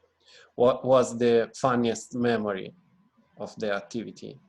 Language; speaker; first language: English; non-native, fluent; Italian